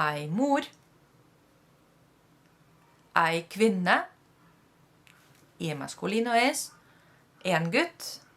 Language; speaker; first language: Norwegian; non-native, fluent; Spanish